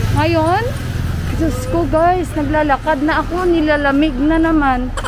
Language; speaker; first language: Filipino; native; Filipino